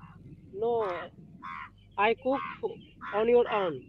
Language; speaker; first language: English; non-native, learner; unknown